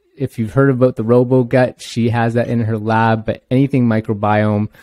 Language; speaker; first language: English; native; English